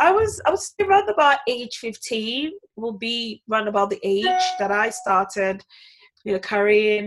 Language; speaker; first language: English; non-native, local second language; Yoruba